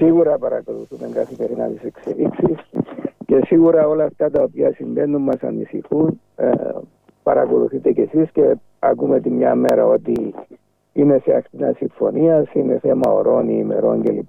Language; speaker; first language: Greek; native; Greek